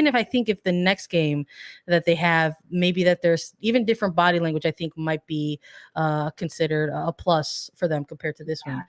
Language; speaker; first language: English; native; English